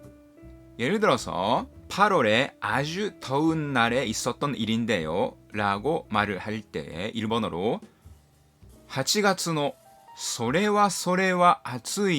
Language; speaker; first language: Korean; non-native, fluent; Japanese